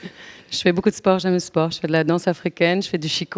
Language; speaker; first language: French; native; French